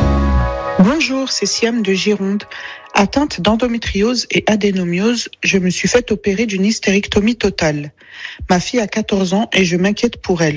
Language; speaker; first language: French; native; French